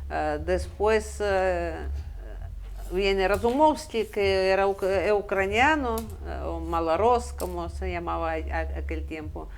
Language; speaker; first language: Spanish; non-native, fluent; Russian